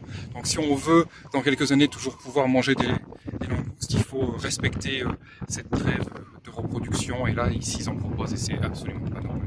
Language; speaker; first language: French; native; French